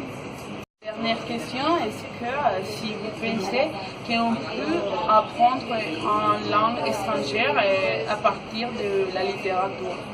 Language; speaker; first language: French; non-native, learner; Spanish